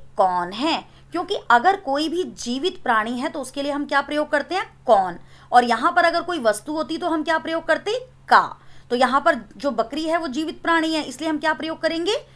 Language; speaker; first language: Hindi; native; Hindi